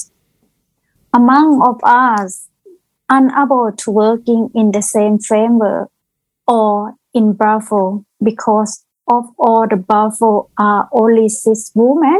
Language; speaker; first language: English; non-native, learner; Thai